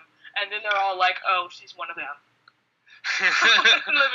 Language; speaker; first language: English; native; English